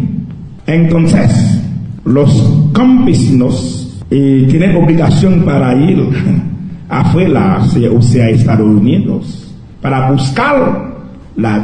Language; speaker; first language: Spanish; non-native, local second language; Haitian Creole